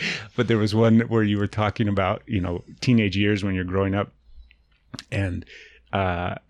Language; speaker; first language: English; native; English